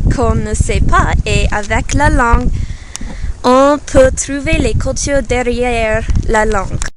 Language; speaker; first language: French; non-native, learner; English